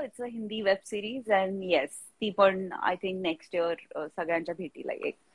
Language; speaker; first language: English; non-native, local second language; Marathi